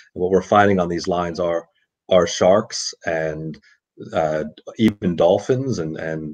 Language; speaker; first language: English; native; English